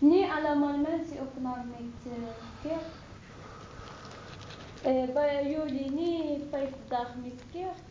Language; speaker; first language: Dutch; non-native, learner; Arabic